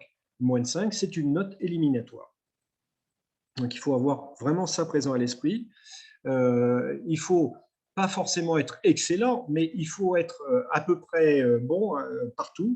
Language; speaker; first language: French; native; French